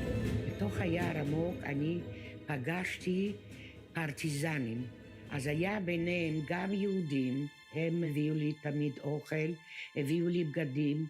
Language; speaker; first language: Hebrew; early bilingual, other home language; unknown